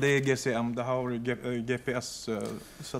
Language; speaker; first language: Swedish; native; Swedish